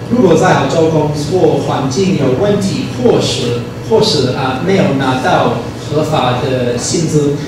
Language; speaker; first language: Chinese; non-native, fluent; English